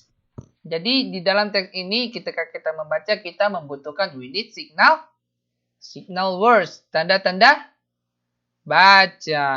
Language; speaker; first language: Indonesian; native; Indonesian